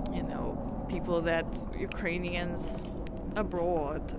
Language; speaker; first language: English; non-native, fluent; Russian